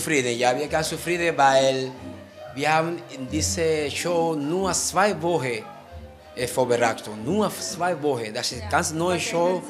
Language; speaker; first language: German; non-native, learner; Spanish